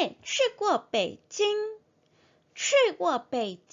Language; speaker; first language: Chinese; non-native, fluent; Korean